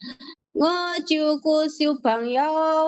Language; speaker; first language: Cantonese; non-native, learner; Indonesian